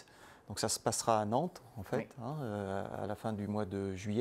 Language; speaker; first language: French; native; French